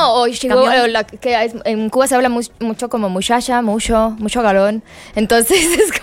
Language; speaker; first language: Spanish; native; Spanish